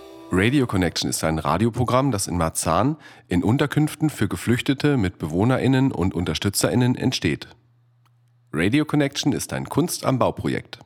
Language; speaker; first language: German; native; German